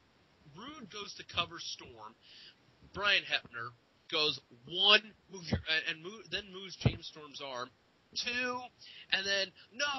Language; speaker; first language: English; native; English